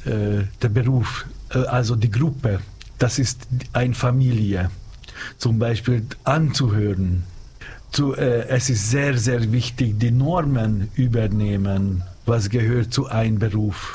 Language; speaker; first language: German; non-native, fluent; Hungarian